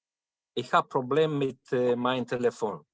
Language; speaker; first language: German; non-native, learner; Turkish